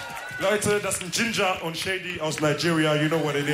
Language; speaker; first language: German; early bilingual, other home language; Wolof